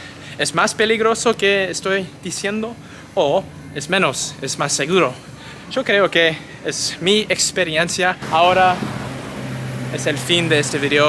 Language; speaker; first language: Spanish; non-native, learner; English